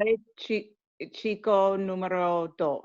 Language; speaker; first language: Spanish; non-native, learner; English